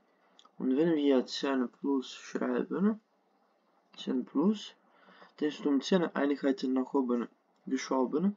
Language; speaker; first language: German; non-native, fluent; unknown